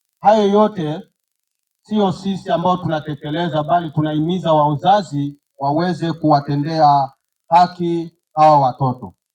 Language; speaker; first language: Swahili; native; Swahili